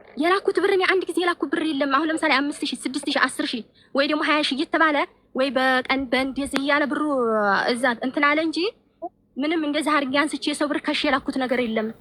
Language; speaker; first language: Amharic; native; Amharic